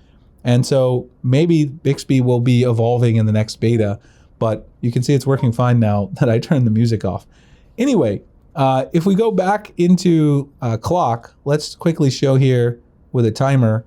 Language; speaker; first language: English; native; English